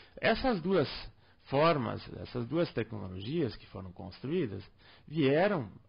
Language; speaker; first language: Portuguese; non-native, local second language; German